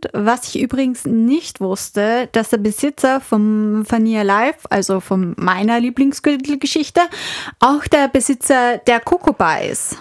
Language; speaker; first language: German; native; German